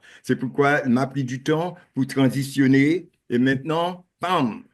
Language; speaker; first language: French; non-native, local second language; Haitian Creole